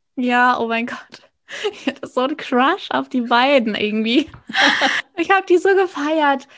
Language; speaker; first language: German; native; German